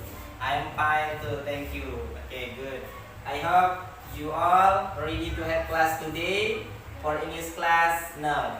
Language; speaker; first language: English; non-native, learner; Indonesian